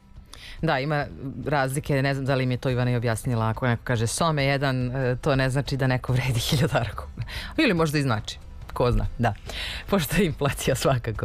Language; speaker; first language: Serbian; native; Serbian